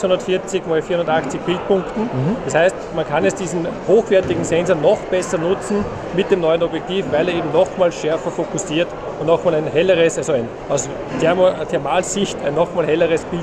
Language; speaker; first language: German; native; German